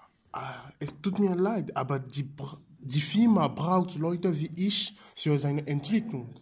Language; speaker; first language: German; non-native, learner; French